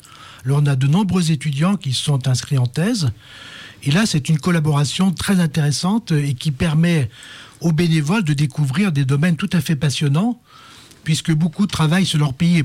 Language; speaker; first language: French; native; French